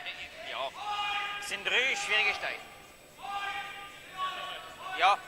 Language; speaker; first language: German; non-native, fluent; French